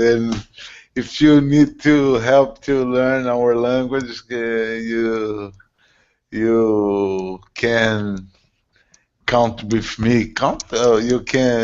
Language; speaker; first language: English; non-native, learner; Portuguese